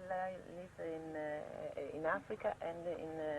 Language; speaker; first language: English; non-native, learner; French